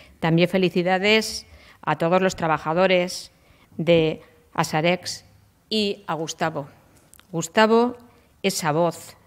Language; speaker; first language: Spanish; native; Spanish